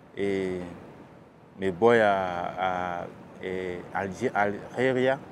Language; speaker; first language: Spanish; non-native, fluent; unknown